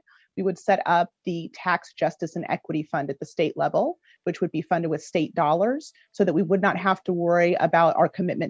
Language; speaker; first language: English; native; English